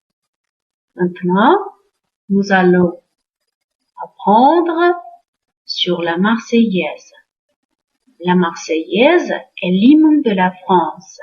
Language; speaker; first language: French; non-native, fluent; Uzbek